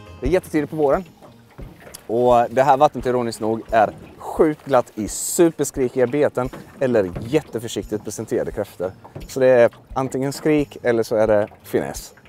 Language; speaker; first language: Swedish; early bilingual, other home language; Russian